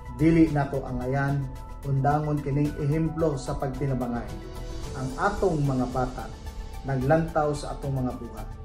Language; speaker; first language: Cebuano; native; Cebuano